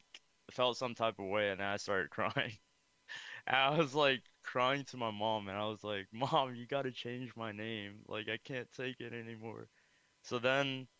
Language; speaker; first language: English; early bilingual, other home language; Khmer